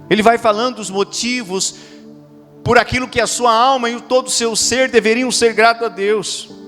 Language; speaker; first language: Portuguese; native; Portuguese